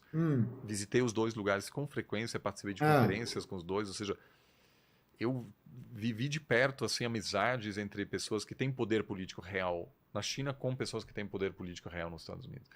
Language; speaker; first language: Portuguese; non-native, fluent; German